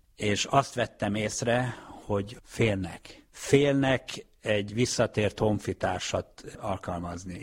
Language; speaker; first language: Hungarian; early bilingual, heritage; Hungarian